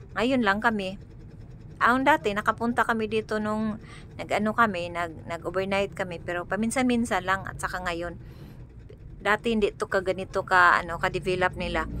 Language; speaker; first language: Filipino; non-native, local second language; Cebuano